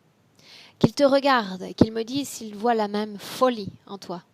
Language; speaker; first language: French; native; French